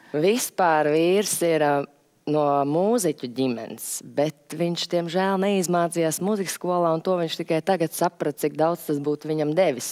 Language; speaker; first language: Latvian; native; Latvian